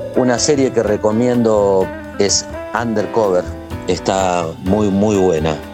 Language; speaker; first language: Spanish; native; Spanish